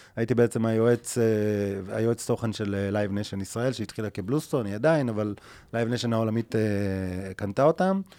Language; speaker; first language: Hebrew; native; Hebrew